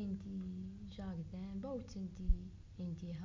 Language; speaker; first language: Dutch; non-native, learner; Arabic